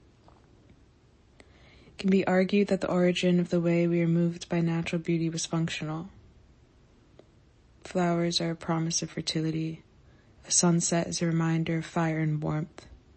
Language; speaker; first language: English; native; English